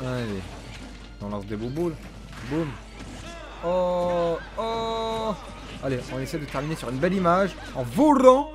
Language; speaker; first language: French; native; French